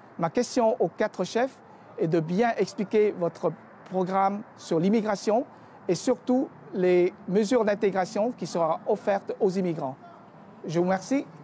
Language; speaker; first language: French; non-native, fluent; Vietnamese